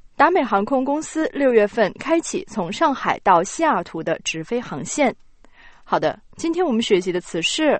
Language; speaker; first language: Chinese; native; Chinese